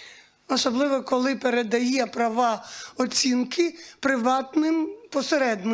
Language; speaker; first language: Ukrainian; native; Ukrainian